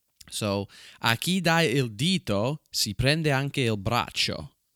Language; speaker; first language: Italian; non-native, learner; English